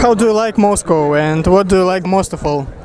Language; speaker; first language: English; non-native, fluent; Russian